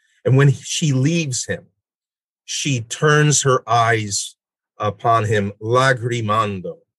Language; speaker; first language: English; native; English